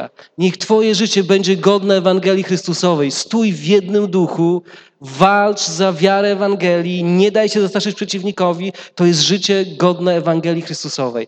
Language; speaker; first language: Polish; native; Polish